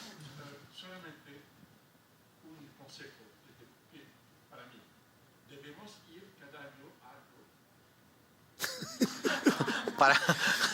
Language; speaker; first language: Spanish; non-native, fluent; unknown